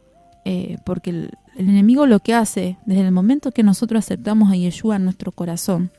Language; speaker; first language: Spanish; native; Spanish